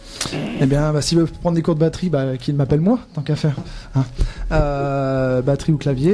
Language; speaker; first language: French; native; French